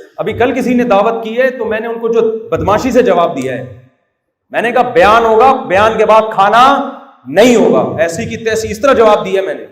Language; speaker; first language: Urdu; native; Urdu